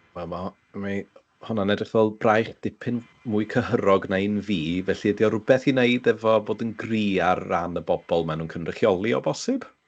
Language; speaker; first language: Welsh; native; Welsh